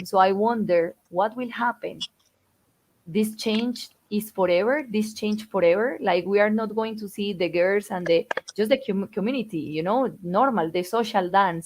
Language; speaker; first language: English; non-native, fluent; Spanish